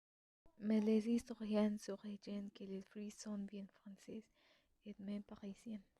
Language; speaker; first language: French; non-native, learner; Spanish